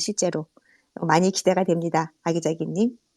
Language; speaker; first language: Korean; native; Korean